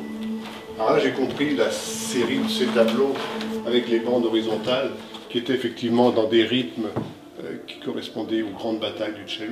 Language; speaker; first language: French; native; French